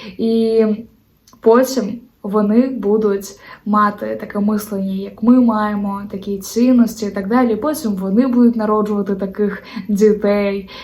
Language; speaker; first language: Ukrainian; non-native, local second language; Russian